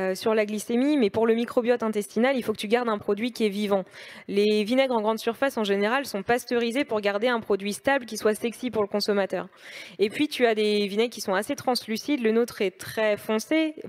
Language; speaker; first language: French; native; French